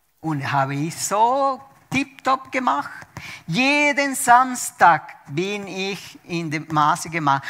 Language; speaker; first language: German; non-native, fluent; Spanish